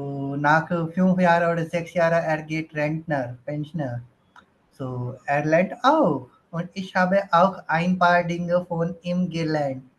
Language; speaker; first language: German; non-native, learner; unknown